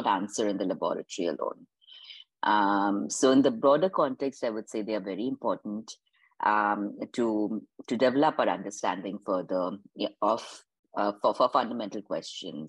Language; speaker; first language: English; non-native, local second language; Hindi